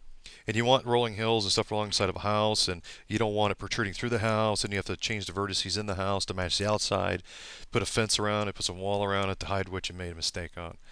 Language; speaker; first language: English; native; English